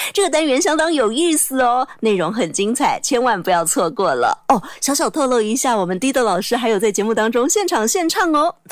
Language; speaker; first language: Chinese; native; Chinese